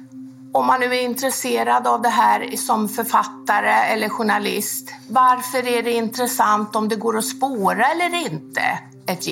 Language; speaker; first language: Swedish; native; Swedish